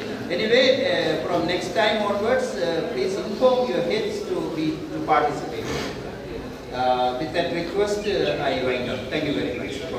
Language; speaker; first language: English; non-native, local second language; Tamil